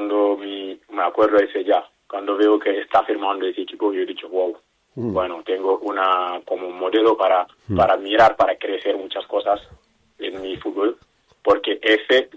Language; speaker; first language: Spanish; non-native, learner; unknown